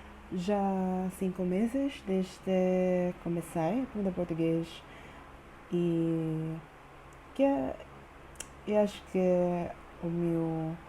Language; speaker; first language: Portuguese; non-native, learner; English